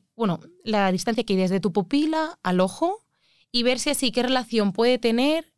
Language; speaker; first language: Spanish; native; Spanish